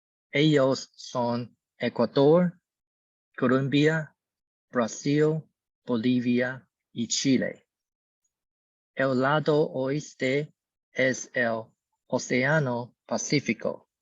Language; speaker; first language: Spanish; non-native, learner; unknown